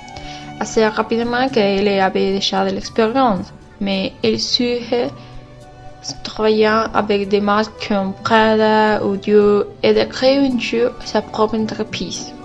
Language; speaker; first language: French; non-native, learner; Spanish